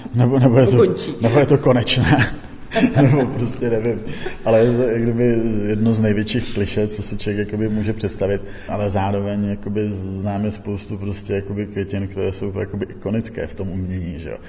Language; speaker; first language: Czech; native; Czech